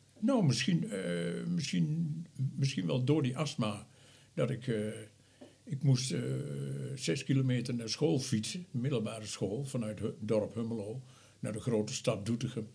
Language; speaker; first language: Dutch; native; Dutch